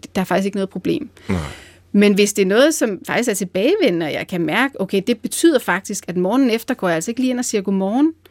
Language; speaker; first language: Danish; native; Danish